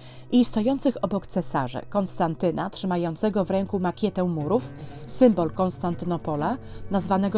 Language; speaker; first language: Polish; native; Polish